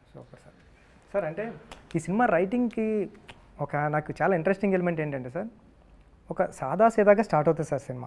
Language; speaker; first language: Telugu; native; Telugu